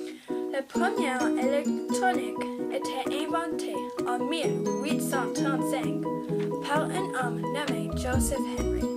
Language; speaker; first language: French; non-native, local second language; English